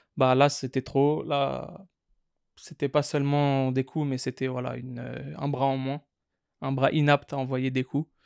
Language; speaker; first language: French; native; French